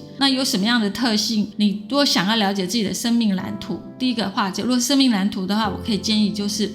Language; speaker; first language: Chinese; native; Chinese